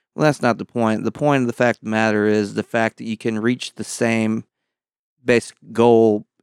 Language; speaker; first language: English; native; English